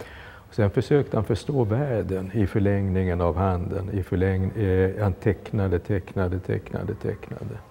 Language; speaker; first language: Swedish; native; Swedish